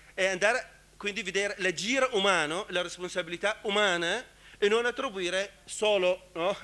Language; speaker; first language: Italian; non-native, fluent; Arabic